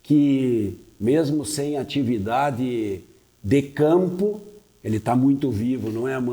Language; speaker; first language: Portuguese; native; Portuguese